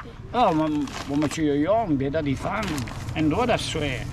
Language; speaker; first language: Chinese; non-native, learner; Italian